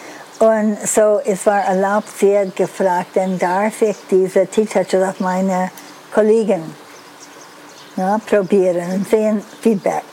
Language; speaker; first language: German; non-native, fluent; English